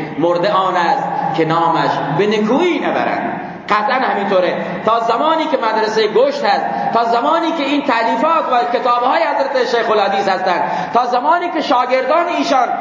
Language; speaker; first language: Persian; non-native, local second language; Baluchi